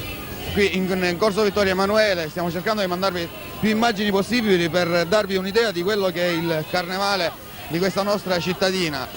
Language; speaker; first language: Italian; native; Italian